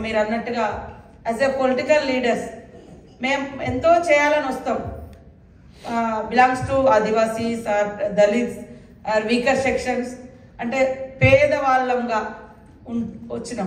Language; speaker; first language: Telugu; native; Telugu